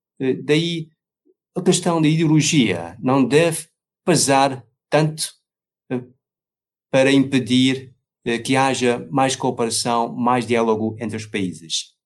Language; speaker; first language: Portuguese; non-native, fluent; Chinese